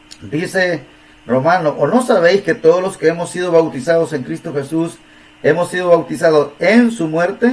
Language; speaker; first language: Spanish; native; Spanish